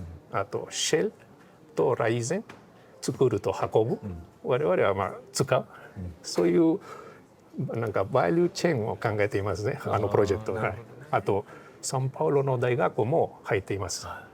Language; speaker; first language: Japanese; non-native, fluent; Portuguese